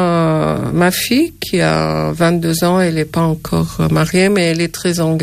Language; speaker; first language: French; non-native, fluent; Arabic